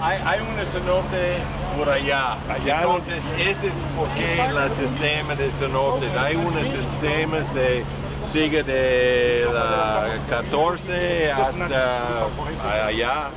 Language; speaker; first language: Spanish; non-native, learner; English